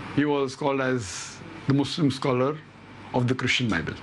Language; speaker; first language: English; non-native, local second language; Urdu